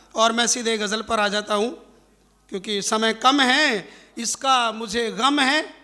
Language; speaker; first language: Hindi; native; Hindi